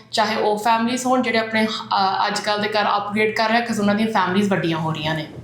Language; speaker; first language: Punjabi; early bilingual, heritage; Punjabi